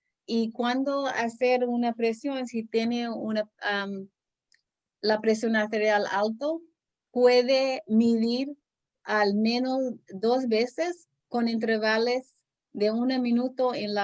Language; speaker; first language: Spanish; non-native, learner; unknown